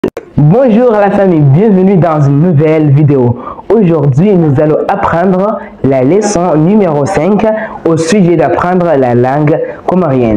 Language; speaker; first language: French; non-native, local second language; Comorian